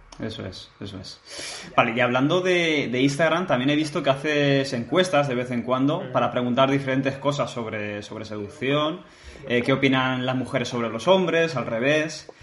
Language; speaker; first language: Spanish; native; Spanish